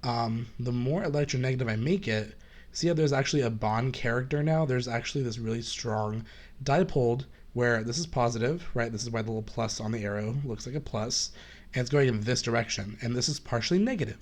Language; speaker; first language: English; native; English